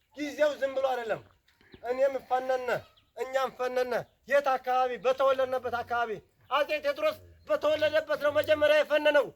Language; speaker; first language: Amharic; native; Amharic